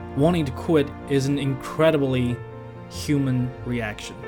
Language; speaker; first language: English; non-native, fluent; Chinese